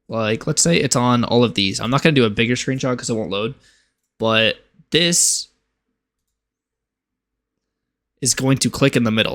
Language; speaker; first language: English; native; English